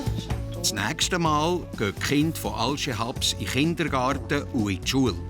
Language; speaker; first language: German; native; German